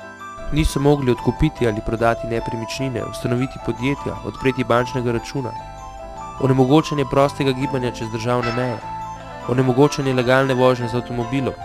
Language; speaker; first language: Slovenian; native; Slovenian